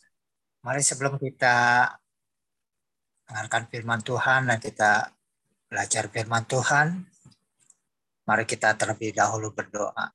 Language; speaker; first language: Indonesian; native; Indonesian